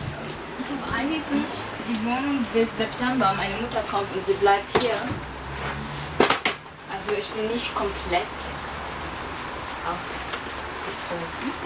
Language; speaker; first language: German; non-native, learner; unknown